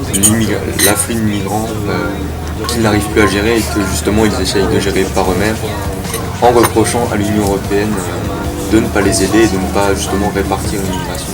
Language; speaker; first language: French; native; French